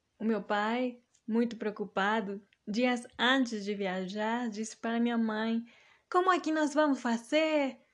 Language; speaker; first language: Portuguese; early bilingual, heritage; Portuguese